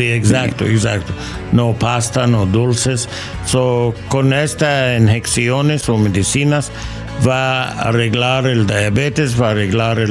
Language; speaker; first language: Spanish; non-native, learner; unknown